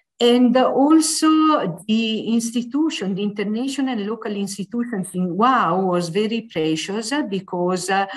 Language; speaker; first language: English; non-native, fluent; Italian